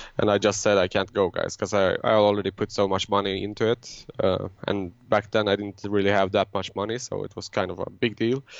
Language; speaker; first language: English; non-native, fluent; Swedish